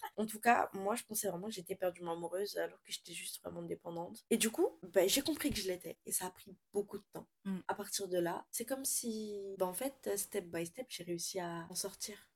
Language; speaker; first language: French; non-native, local second language; Malagasy